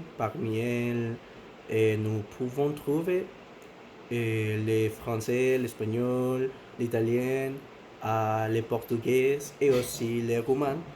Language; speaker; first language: French; non-native, learner; Spanish